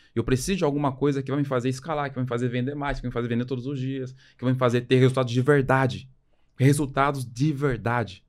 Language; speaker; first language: Portuguese; early bilingual, other home language; French